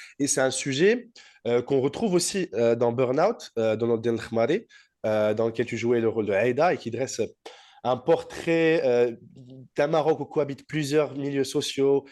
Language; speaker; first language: French; native; French